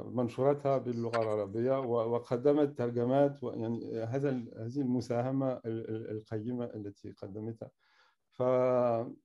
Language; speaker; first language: Arabic; non-native, fluent; French